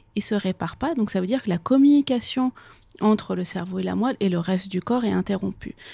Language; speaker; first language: French; early bilingual, other home language; Persian